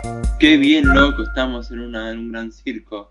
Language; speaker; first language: Spanish; native; Spanish